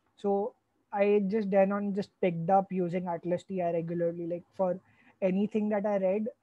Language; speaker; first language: English; non-native, local second language; Hindi